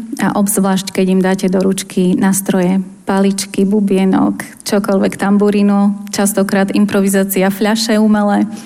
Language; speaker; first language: Slovak; non-native, local second language; Rusyn